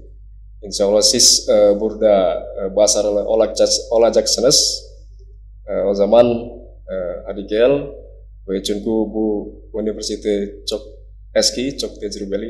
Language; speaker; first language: Turkish; non-native, learner; Indonesian